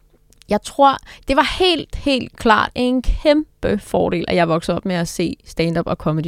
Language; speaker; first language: Danish; native; Danish